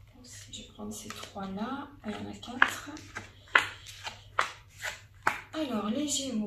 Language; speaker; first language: French; native; French